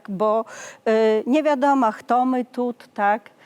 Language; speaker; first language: Polish; non-native, learner; Belarusian